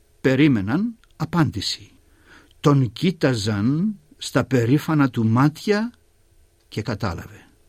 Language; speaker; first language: Greek; native; Greek